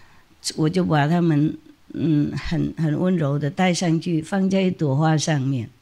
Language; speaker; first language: Chinese; non-native, fluent; Vietnamese